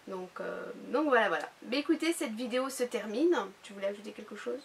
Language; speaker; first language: French; native; French